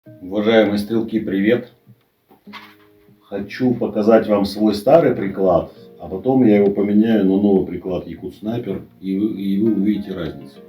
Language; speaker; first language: Russian; native; Russian